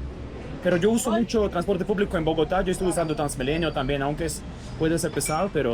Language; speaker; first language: Spanish; non-native, fluent; Russian